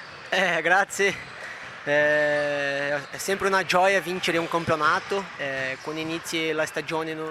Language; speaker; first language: Italian; non-native, fluent; Portuguese